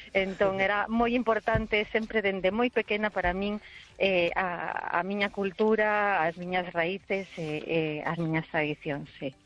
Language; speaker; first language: Galician; early bilingual, heritage; Galician